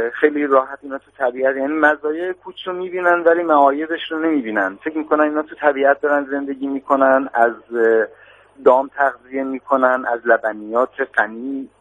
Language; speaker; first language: Persian; native; Persian